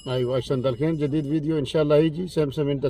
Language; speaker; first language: Arabic; non-native, learner; Urdu